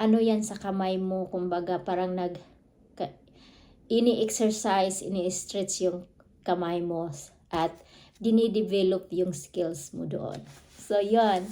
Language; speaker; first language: Filipino; non-native, local second language; Cebuano